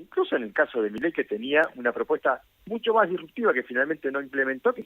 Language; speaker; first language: Spanish; native; Spanish